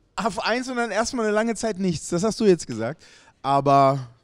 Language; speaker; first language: German; native; German